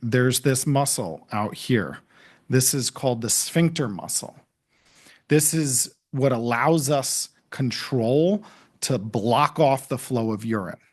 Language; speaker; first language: English; native; English